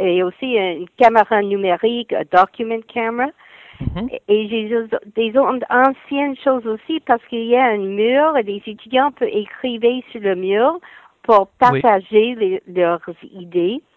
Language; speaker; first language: French; non-native, fluent; English